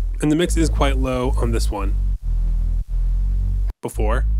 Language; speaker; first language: English; native; English